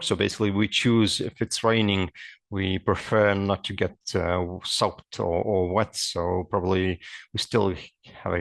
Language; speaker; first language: English; non-native, fluent; Lithuanian